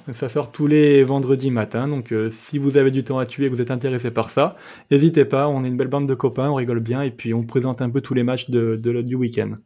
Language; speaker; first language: French; native; French